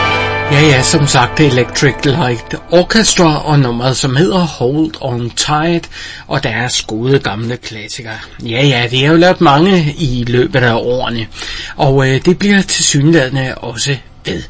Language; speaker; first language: Danish; native; Danish